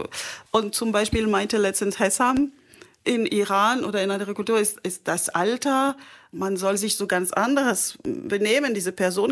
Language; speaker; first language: German; non-native, fluent; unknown